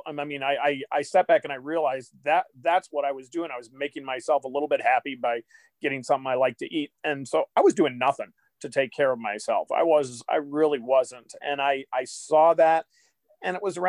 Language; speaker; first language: English; native; English